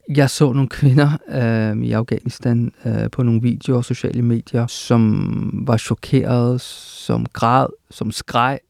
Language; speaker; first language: Danish; native; Danish